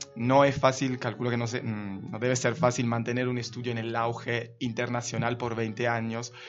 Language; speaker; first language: Spanish; non-native, fluent; Italian